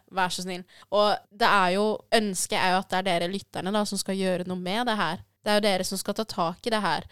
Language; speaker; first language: Norwegian; early bilingual, other home language; Persian